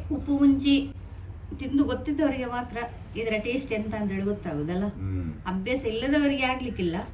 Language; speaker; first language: Kannada; non-native, local second language; Konkani